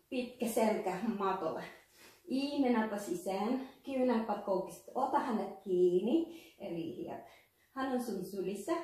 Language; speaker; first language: Finnish; non-native, learner; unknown